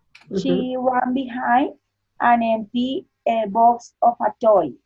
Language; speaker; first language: English; non-native, learner; Spanish